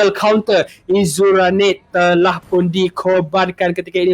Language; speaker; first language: Malay; native; Malay